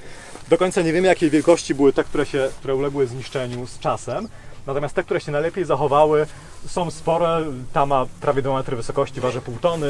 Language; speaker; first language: Polish; native; Polish